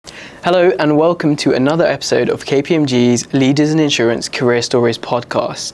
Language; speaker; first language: English; native; English